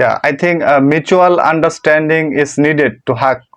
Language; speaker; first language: English; non-native, learner; Bangla